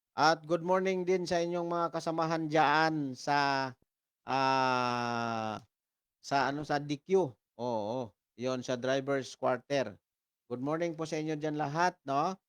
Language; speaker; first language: Filipino; non-native, local second language; Hiligaynon